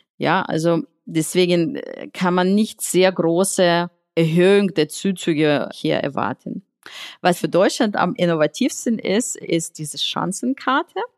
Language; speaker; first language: German; non-native, fluent; Russian